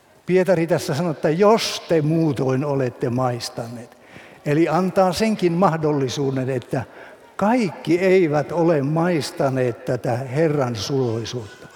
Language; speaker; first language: Finnish; native; Finnish